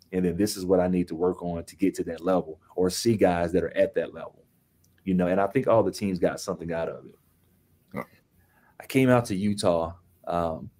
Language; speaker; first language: English; native; English